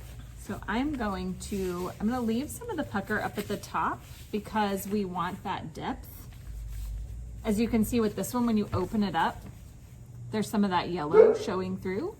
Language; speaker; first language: English; native; English